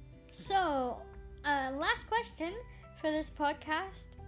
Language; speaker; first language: English; early bilingual, heritage; English